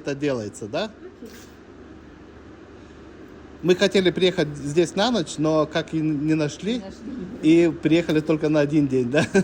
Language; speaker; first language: Russian; non-native, learner; Lithuanian